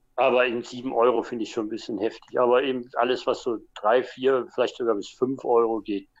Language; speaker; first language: German; native; German